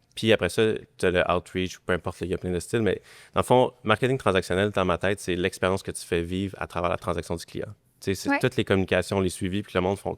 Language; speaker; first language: French; native; French